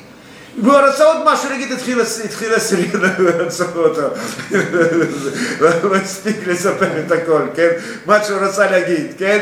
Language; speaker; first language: Hebrew; non-native, fluent; Russian